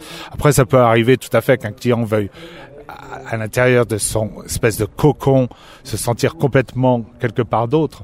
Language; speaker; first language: French; native; French